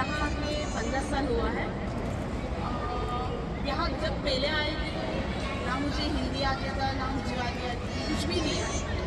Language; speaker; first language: Hindi; non-native, local second language; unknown